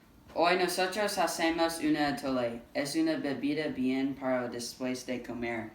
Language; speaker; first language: Spanish; non-native, learner; English